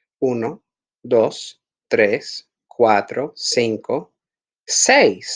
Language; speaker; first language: Spanish; non-native, fluent; English